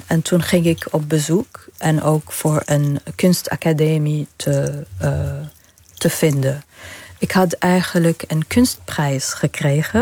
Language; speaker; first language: Dutch; non-native, fluent; Arabic